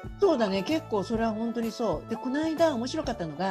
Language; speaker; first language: Japanese; native; Japanese